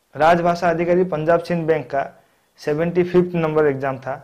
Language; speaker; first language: Hindi; non-native, local second language; Odia